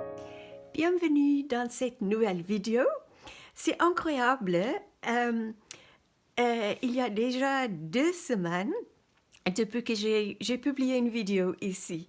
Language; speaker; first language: French; non-native, fluent; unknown